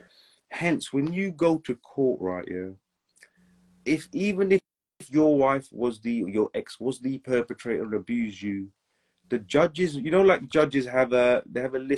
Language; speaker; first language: English; native; English